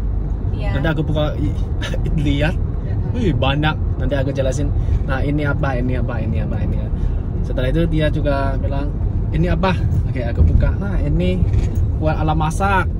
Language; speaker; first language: Indonesian; non-native, fluent; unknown